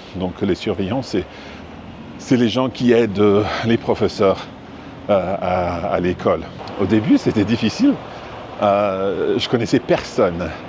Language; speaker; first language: French; non-native, fluent; English